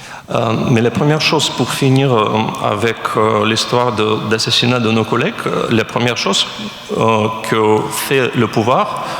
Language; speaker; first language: French; non-native, fluent; Russian